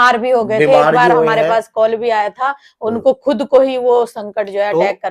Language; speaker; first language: Hindi; native; Hindi